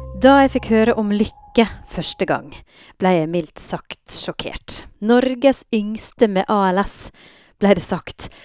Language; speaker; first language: Norwegian; native; Norwegian